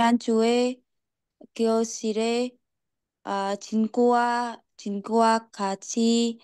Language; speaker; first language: Korean; non-native, learner; Vietnamese